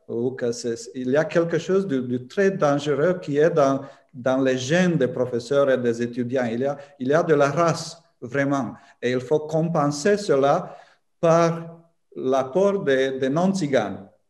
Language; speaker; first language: French; non-native, fluent; Romanian